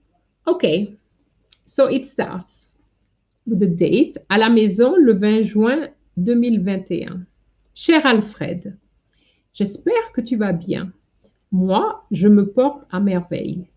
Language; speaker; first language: French; non-native, fluent; English